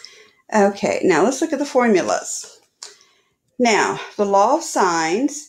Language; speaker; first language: English; native; English